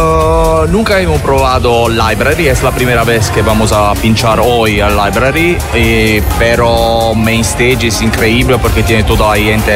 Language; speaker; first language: Spanish; non-native, learner; Italian